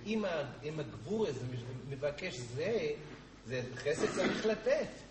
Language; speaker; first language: Hebrew; non-native, fluent; English